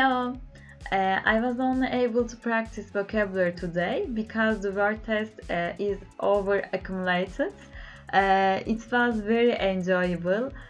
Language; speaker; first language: English; non-native, learner; Turkish